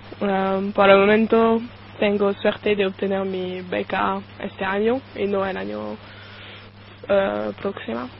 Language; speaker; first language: Spanish; non-native, learner; French